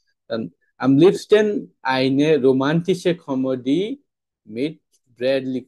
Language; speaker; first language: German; non-native, fluent; Bangla